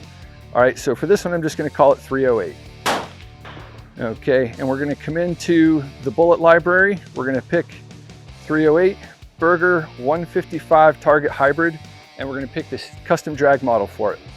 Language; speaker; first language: English; native; English